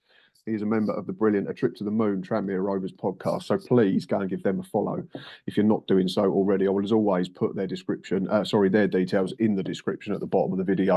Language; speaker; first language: English; native; English